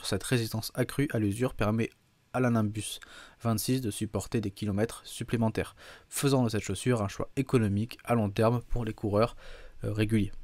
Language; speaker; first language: French; native; French